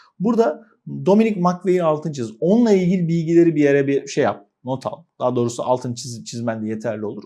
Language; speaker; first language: Turkish; native; Turkish